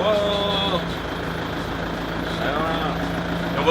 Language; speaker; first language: French; native; French